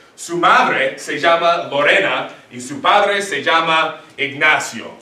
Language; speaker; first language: Spanish; non-native, fluent; English